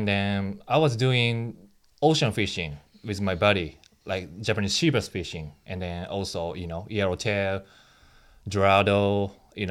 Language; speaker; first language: English; non-native, learner; Japanese